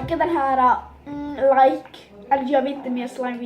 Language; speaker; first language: Swedish; early bilingual, other home language; Turkish